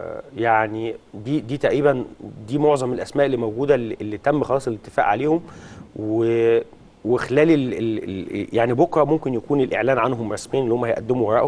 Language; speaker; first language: Arabic; native; Arabic